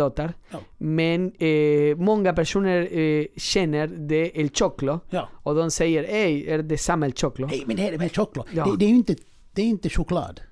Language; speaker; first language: Swedish; non-native, learner; Spanish